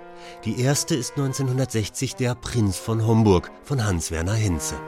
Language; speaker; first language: German; native; German